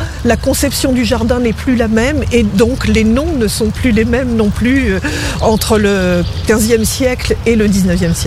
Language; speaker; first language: French; native; French